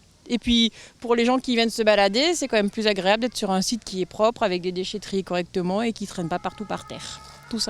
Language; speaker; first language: French; native; French